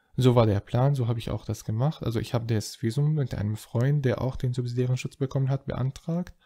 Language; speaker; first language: German; non-native, fluent; Arabic